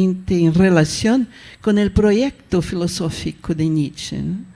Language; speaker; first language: Spanish; non-native, fluent; Portuguese